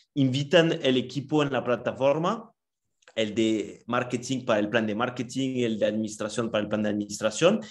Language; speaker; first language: Spanish; non-native, fluent; French